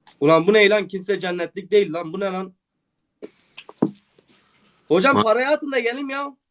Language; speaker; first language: Turkish; native; Turkish